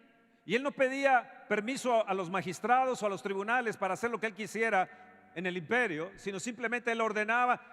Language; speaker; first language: Spanish; native; Spanish